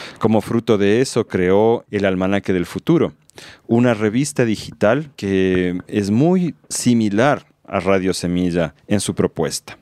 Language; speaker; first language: Spanish; native; Spanish